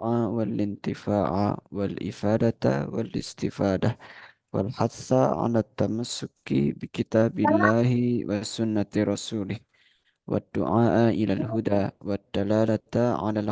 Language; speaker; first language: Arabic; non-native, fluent; Indonesian